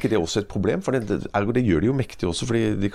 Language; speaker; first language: Norwegian; native; Norwegian